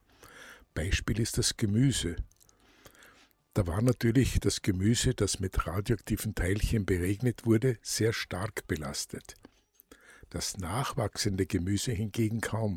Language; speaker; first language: German; native; German